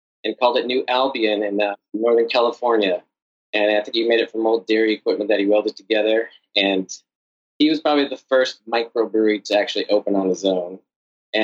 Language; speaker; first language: English; native; English